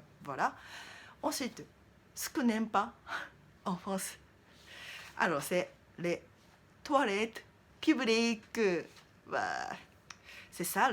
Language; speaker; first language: French; non-native, learner; Japanese